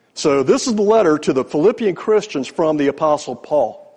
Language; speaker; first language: English; native; English